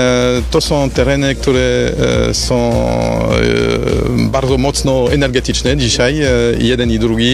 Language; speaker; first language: Polish; non-native, fluent; French